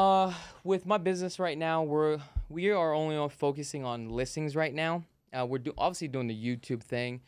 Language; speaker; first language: English; native; English